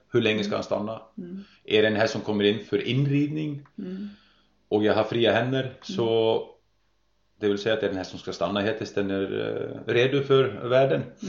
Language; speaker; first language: Swedish; non-native, fluent; Icelandic